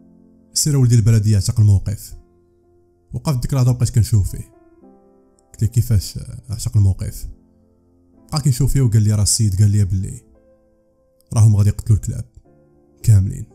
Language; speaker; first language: Arabic; native; Arabic